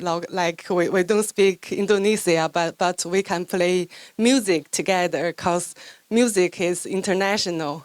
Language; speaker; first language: English; non-native, fluent; Chinese